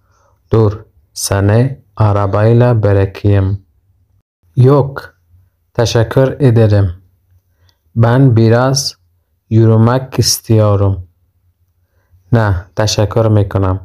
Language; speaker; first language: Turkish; non-native, fluent; Persian